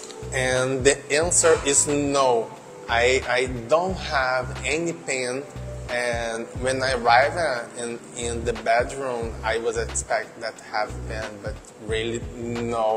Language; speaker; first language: English; non-native, learner; Portuguese